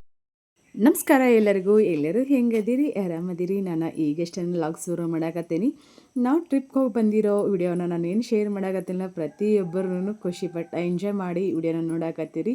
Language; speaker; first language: Kannada; native; Kannada